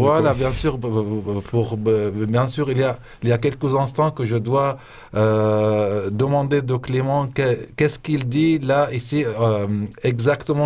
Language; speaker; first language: French; non-native, fluent; Arabic